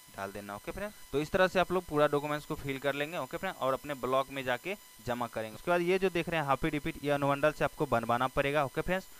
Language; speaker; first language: Hindi; native; Hindi